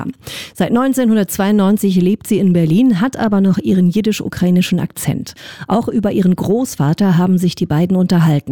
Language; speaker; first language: German; native; German